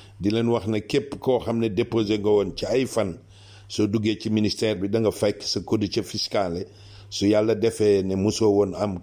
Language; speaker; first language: Wolof; non-native, local second language; Serer